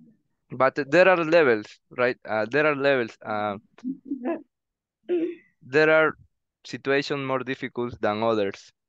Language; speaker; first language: English; non-native, learner; Spanish